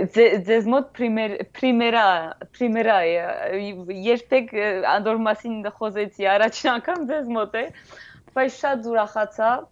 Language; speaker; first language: Armenian; early bilingual, heritage; French